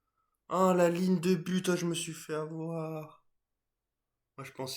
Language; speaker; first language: French; native; French